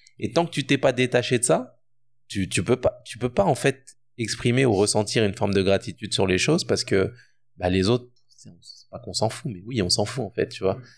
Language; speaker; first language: French; native; French